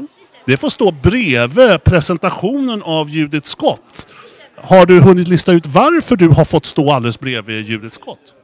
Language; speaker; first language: Swedish; native; Swedish